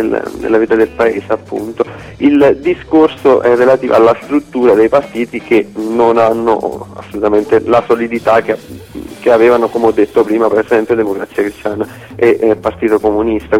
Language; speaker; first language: Italian; native; Italian